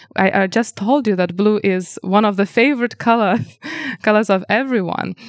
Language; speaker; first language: English; non-native, fluent; Lithuanian